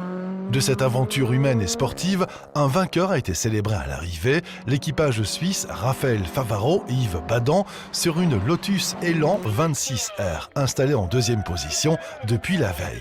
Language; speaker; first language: French; native; French